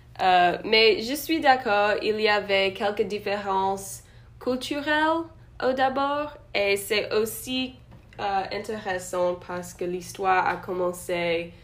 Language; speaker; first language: French; non-native, learner; English